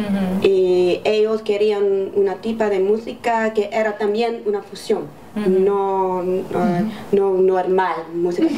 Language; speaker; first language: Spanish; early bilingual, heritage; English